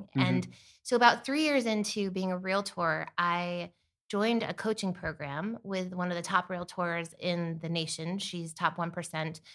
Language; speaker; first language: English; native; English